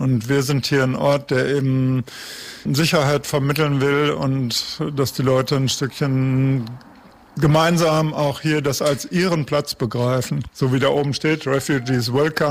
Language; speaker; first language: German; native; German